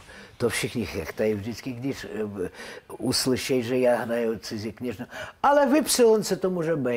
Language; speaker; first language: Czech; non-native, learner; Russian